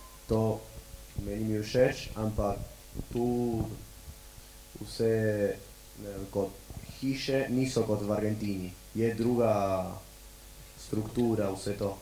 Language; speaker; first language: Slovenian; early bilingual, heritage; Slovenian